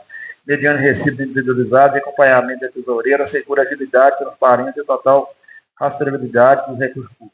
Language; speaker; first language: Portuguese; native; Portuguese